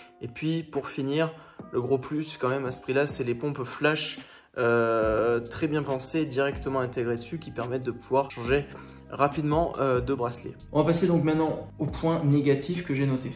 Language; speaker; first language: French; native; French